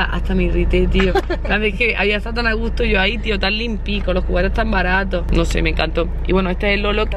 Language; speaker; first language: Spanish; native; Spanish